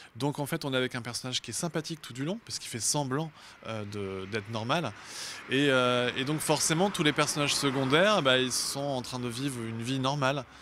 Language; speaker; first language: French; native; French